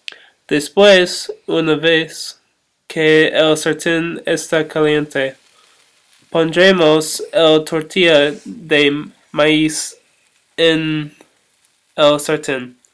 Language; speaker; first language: Spanish; non-native, learner; English